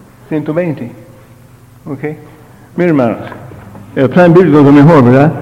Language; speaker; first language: Spanish; non-native, learner; English